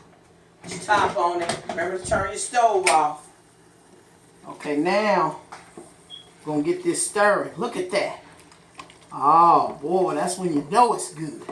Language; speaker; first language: English; native; English